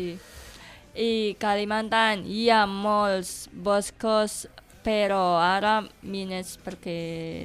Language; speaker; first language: Catalan; non-native, learner; Indonesian